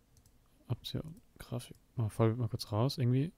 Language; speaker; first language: German; native; German